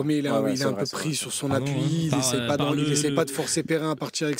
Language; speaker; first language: French; native; French